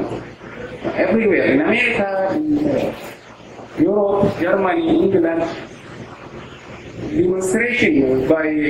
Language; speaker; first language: English; non-native, learner; Oromo